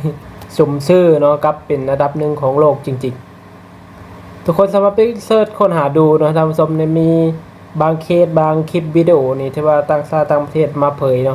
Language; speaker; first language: Thai; non-native, local second language; Lao